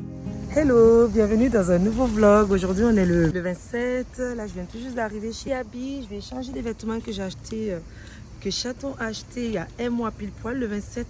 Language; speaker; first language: French; native; French